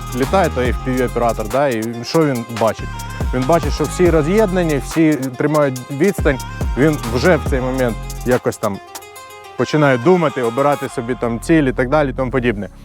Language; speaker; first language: Ukrainian; non-native, local second language; Russian